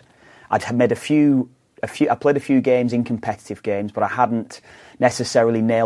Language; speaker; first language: English; native; English